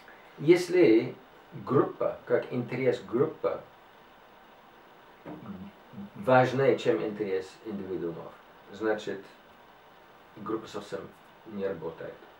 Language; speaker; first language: Russian; non-native, fluent; English